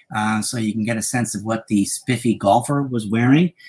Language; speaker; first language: English; native; English